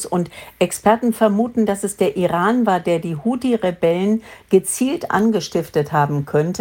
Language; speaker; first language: German; native; German